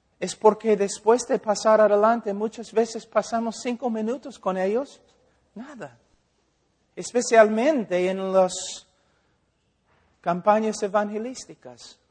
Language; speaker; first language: Spanish; non-native, fluent; English